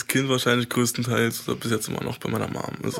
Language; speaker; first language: German; native; German